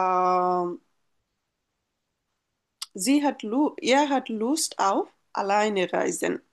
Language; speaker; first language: German; non-native, fluent; Bangla